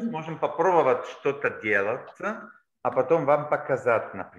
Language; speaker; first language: Russian; non-native, learner; Bulgarian